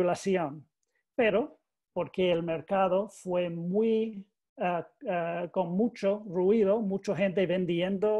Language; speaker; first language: Spanish; non-native, learner; English